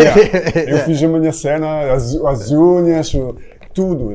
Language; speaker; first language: Portuguese; non-native, fluent; French